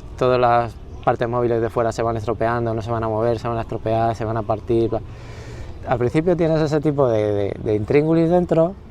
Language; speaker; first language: Spanish; native; Spanish